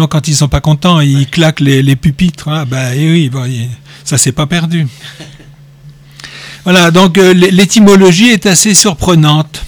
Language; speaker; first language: French; native; French